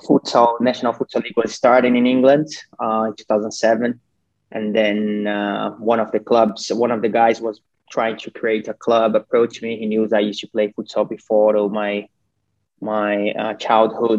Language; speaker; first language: English; non-native, fluent; Portuguese